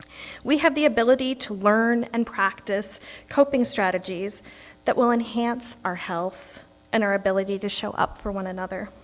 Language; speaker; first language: English; native; English